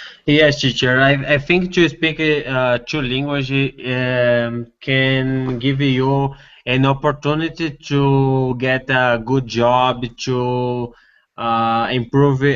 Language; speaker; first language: English; non-native, learner; Portuguese